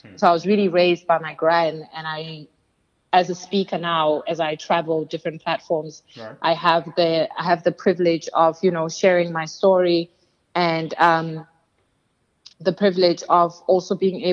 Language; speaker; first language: English; non-native, local second language; Xhosa